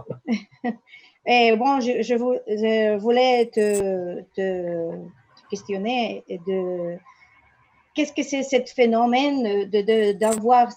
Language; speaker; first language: French; non-native, learner; Spanish